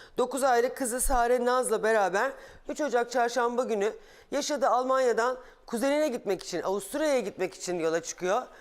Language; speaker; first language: Turkish; native; Turkish